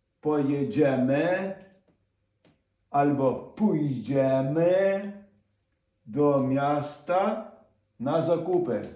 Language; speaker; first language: Polish; non-native, fluent; Ukrainian